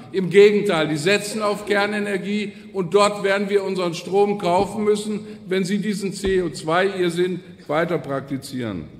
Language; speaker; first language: German; native; German